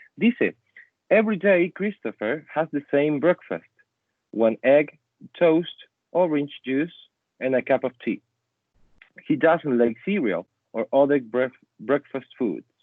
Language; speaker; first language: English; non-native, fluent; Spanish